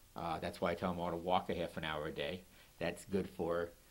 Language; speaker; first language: English; native; English